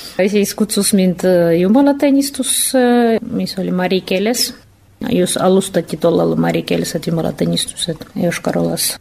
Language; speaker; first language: Estonian; non-native, fluent; Russian